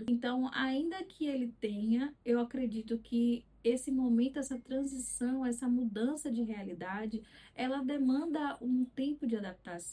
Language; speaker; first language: Portuguese; native; Portuguese